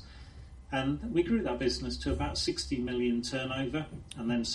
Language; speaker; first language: English; native; English